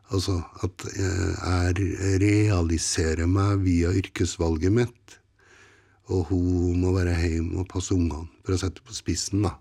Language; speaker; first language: Norwegian; native; Norwegian